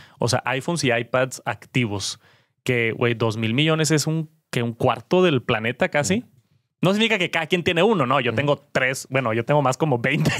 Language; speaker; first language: Spanish; native; Spanish